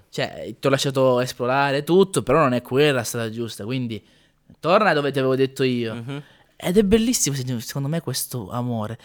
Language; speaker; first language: Italian; native; Italian